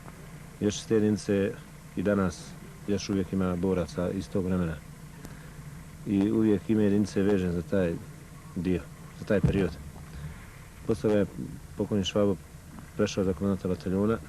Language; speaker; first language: Bosnian; native; Bosnian